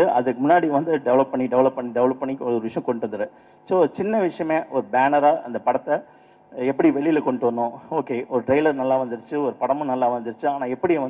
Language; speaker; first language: Tamil; native; Tamil